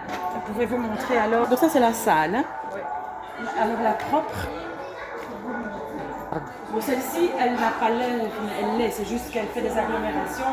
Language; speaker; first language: French; native; French